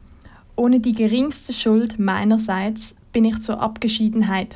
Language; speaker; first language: German; native; German